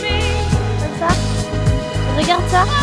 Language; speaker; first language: French; native; French